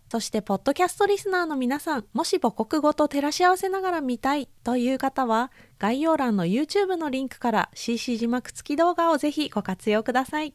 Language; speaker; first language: Japanese; native; Japanese